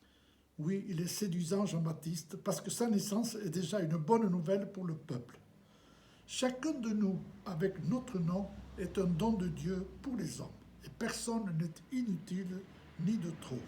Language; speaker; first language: French; native; French